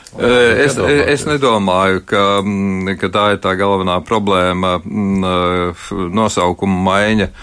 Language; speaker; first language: Latvian; native; Latvian